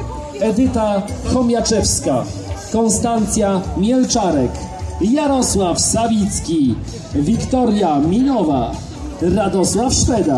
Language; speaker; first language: Polish; native; Polish